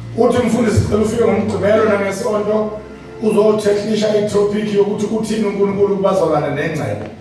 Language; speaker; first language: Zulu; native; Zulu